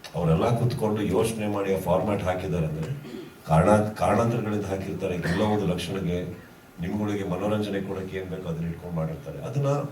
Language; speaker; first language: Kannada; native; Kannada